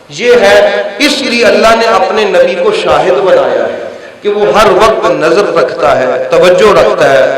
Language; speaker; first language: Urdu; non-native, local second language; Punjabi